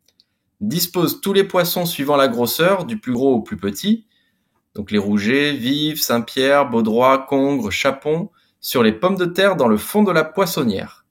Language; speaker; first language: French; native; French